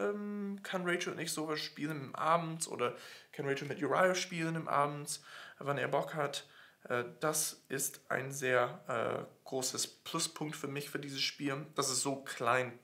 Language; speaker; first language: German; non-native, fluent; English